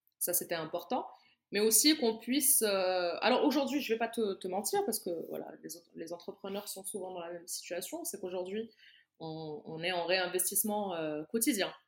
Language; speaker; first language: French; non-native, local second language; Arabic